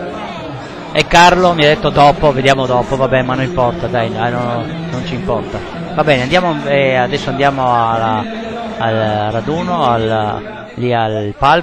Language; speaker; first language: Italian; native; Italian